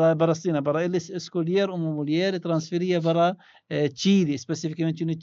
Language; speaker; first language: Portuguese; non-native, learner; Arabic